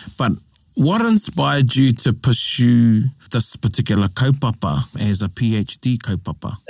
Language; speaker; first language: English; native; English